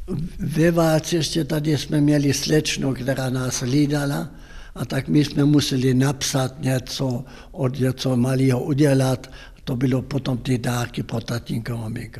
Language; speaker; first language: Czech; non-native, local second language; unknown